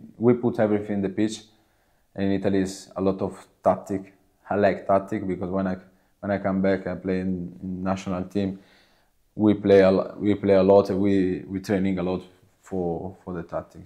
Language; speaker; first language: English; non-native, learner; Italian